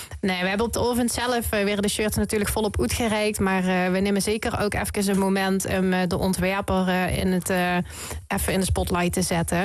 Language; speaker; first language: Dutch; native; Dutch